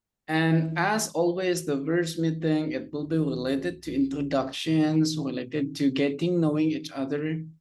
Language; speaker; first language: English; non-native, fluent; Indonesian